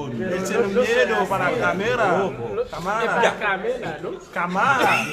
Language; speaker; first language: Spanish; non-native, learner; Haitian Creole